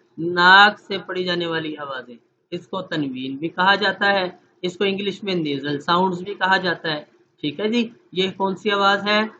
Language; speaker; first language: Urdu; native; Urdu